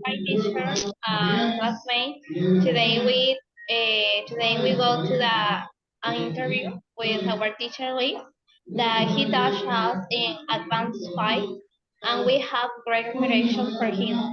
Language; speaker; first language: English; non-native, learner; Spanish